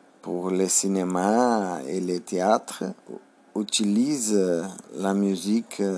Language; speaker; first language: French; non-native, learner; Portuguese